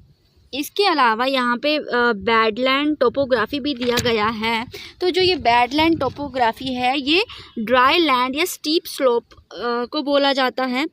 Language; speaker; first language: Hindi; native; Hindi